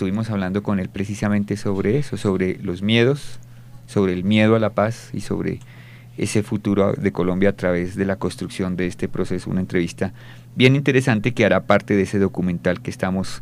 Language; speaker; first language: Spanish; native; Spanish